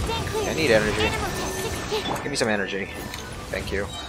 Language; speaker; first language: English; native; English